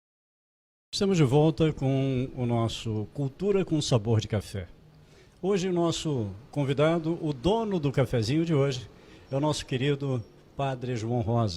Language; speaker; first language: Portuguese; native; Portuguese